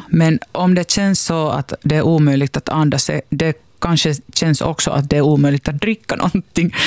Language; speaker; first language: Swedish; non-native, local second language; Finnish